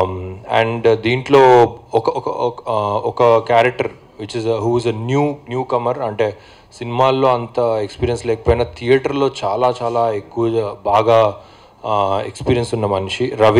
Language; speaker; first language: Telugu; native; Telugu